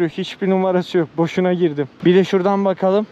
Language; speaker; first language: Turkish; native; Turkish